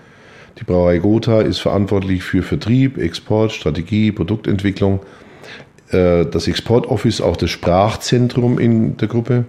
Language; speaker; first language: German; native; German